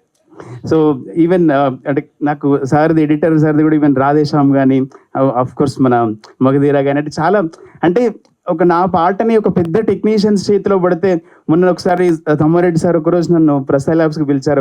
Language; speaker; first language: Telugu; native; Telugu